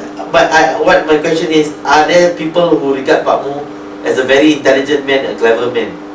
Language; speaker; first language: English; non-native, local second language; Malay